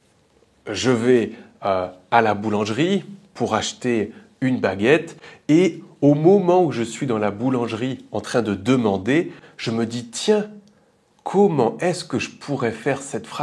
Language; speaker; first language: French; native; French